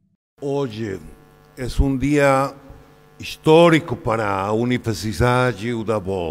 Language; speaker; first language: Portuguese; non-native, learner; Spanish